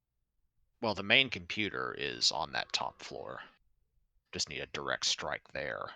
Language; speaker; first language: English; native; English